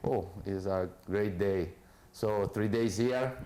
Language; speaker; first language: English; non-native, fluent; Italian